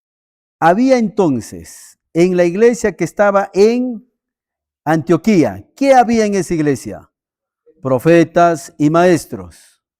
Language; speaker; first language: Spanish; native; Spanish